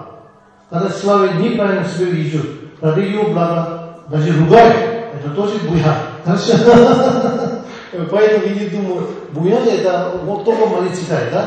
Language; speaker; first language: Russian; non-native, learner; Tibetan